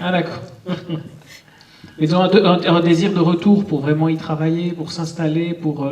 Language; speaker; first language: French; native; French